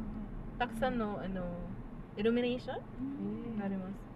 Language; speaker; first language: Japanese; non-native, learner; Filipino